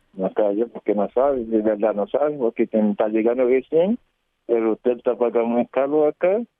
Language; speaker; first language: Spanish; non-native, learner; Haitian Creole